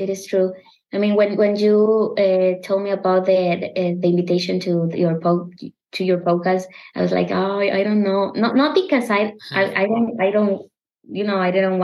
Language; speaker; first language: English; non-native, learner; Spanish